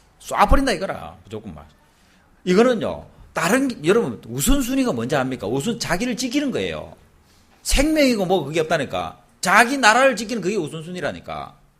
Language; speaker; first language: Korean; native; Korean